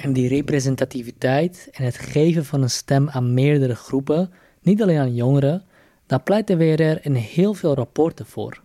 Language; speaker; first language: Dutch; native; Dutch